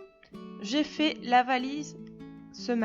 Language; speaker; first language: French; non-native, fluent; Spanish